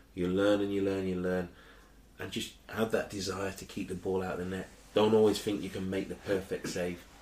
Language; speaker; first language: English; early bilingual, other home language; Yoruba